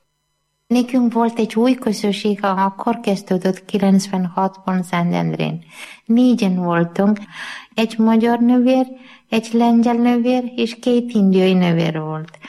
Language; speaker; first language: Hungarian; non-native, learner; Malayalam